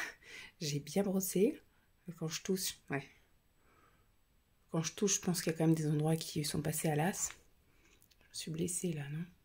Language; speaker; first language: French; native; French